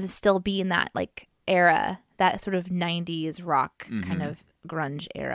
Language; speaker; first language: English; native; English